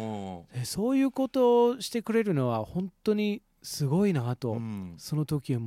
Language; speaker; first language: Japanese; non-native, fluent; English